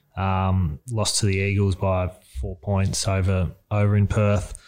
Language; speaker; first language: English; native; English